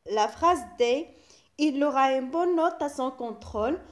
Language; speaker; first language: French; non-native, local second language; Arabic